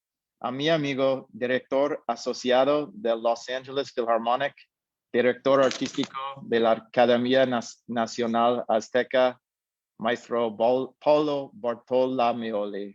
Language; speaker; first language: Spanish; non-native, fluent; English